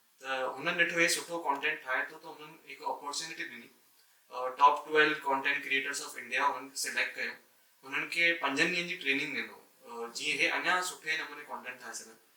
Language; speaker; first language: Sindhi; native; Sindhi